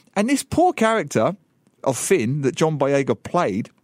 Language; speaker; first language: English; native; English